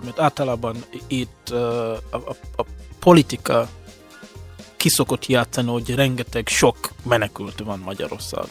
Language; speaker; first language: Hungarian; non-native, fluent; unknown